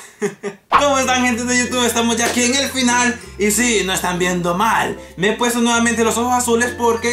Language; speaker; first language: Spanish; native; Spanish